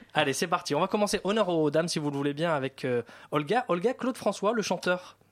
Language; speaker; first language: French; native; French